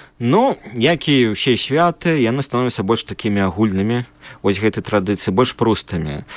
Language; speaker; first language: Belarusian; native; Belarusian